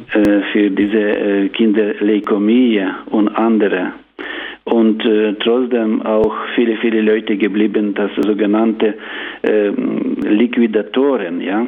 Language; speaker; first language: German; non-native, learner; Ukrainian